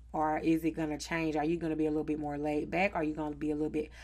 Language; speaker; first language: English; native; English